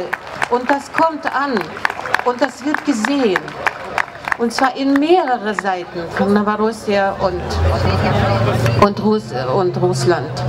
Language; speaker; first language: German; non-native, fluent; Russian